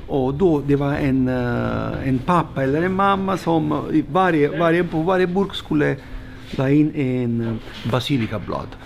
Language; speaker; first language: Swedish; non-native, fluent; Italian